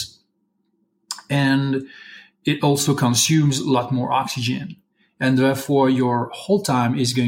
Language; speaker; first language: English; non-native, fluent; French